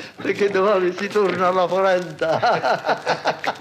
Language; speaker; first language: Italian; early bilingual, other home language; Romansh